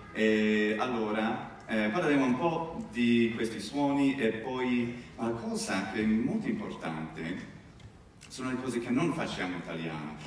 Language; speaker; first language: Italian; non-native, fluent; English